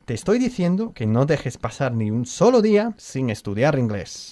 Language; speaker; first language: Spanish; non-native, fluent; English